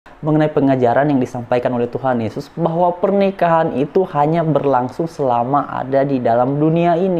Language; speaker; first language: Indonesian; native; Indonesian